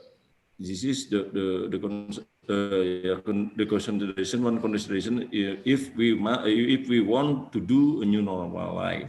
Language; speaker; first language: English; non-native, fluent; Indonesian